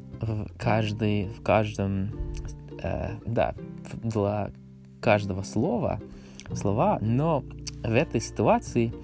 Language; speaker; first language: Russian; non-native, learner; English